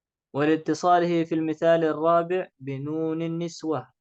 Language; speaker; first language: Arabic; non-native, fluent; Indonesian